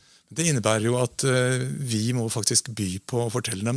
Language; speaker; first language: Norwegian; native; Norwegian